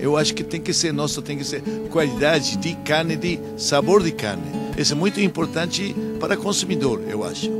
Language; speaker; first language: Portuguese; non-native, learner; Japanese